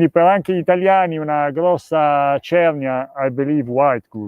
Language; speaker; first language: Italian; native; Italian